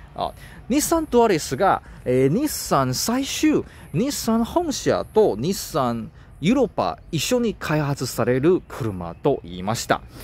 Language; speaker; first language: Japanese; non-native, learner; Chinese